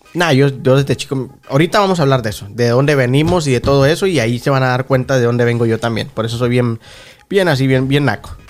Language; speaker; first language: Spanish; native; Spanish